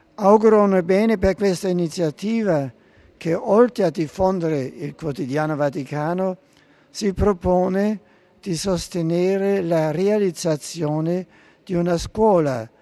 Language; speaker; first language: Italian; non-native, fluent; German